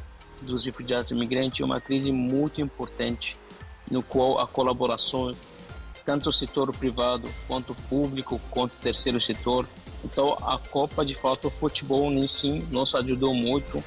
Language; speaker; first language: Portuguese; non-native, fluent; Arabic